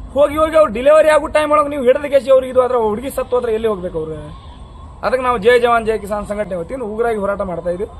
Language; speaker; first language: Kannada; non-native, local second language; Lambadi